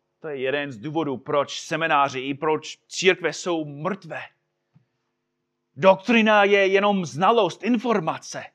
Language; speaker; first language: Czech; non-native, fluent; English